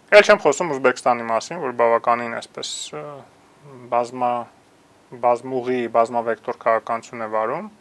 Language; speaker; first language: Armenian; native; Armenian